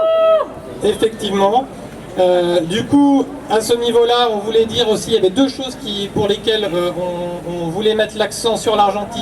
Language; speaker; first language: French; native; French